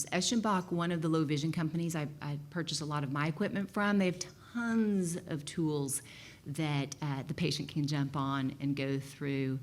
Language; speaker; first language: English; native; English